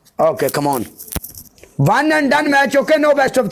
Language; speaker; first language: English; non-native, learner; Punjabi